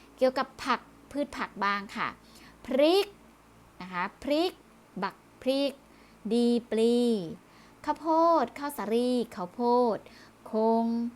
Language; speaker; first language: Thai; native; Thai